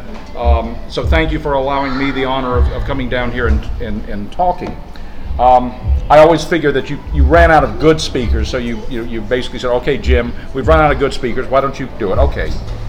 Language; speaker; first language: English; native; English